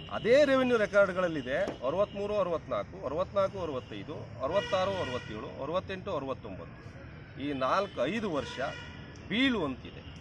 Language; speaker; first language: Kannada; native; Kannada